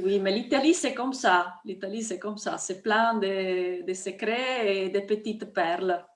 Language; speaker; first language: French; non-native, fluent; Italian